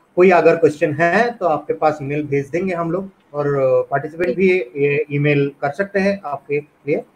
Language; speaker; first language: Hindi; non-native, local second language; Bangla